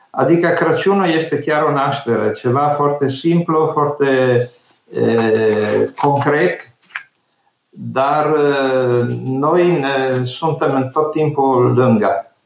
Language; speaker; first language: Romanian; non-native, fluent; Italian